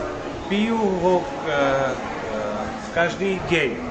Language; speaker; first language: Russian; non-native, learner; Slovak